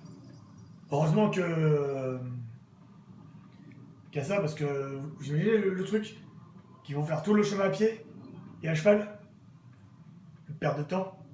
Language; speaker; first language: French; native; French